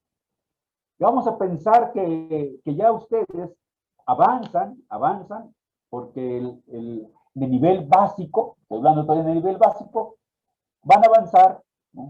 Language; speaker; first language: Spanish; native; Spanish